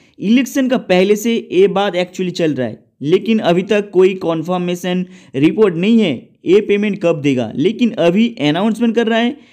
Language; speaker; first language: Hindi; non-native, local second language; Bangla